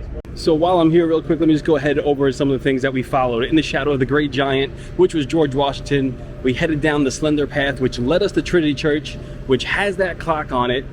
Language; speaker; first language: English; native; English